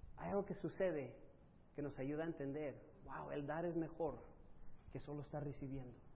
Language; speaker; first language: Spanish; early bilingual, other home language; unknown